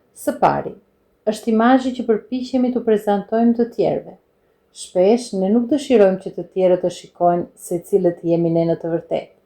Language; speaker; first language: Albanian; non-native, fluent; English